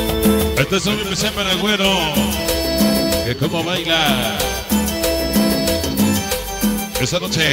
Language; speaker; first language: Spanish; native; Spanish